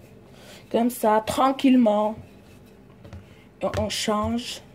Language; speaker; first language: French; non-native, learner; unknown